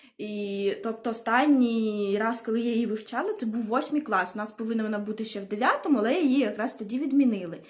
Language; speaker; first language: Ukrainian; non-native, local second language; Russian